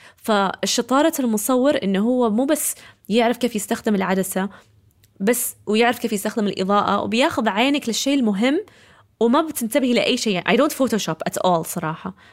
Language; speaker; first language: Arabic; early bilingual, heritage; Arabic